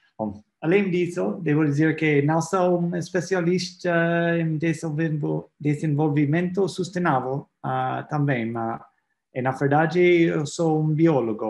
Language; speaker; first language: Portuguese; non-native, fluent; English